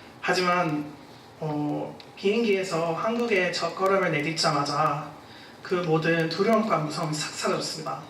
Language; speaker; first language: Korean; non-native, fluent; English